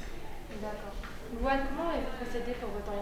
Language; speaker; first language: French; native; French